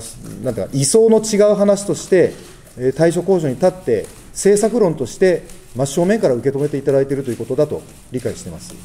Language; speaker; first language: Japanese; native; Japanese